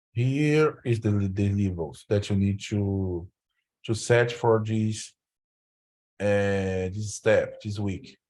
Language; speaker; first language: English; non-native, learner; Portuguese